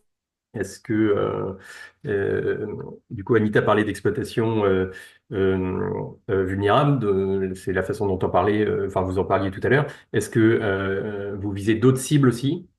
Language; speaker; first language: French; native; French